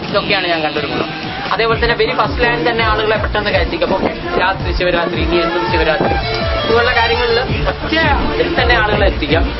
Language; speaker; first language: Malayalam; non-native, local second language; Hindi